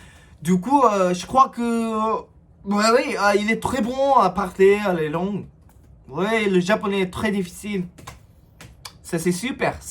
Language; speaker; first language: French; non-native, learner; Japanese